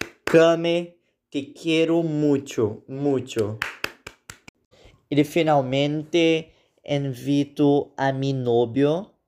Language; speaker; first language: Spanish; non-native, learner; Portuguese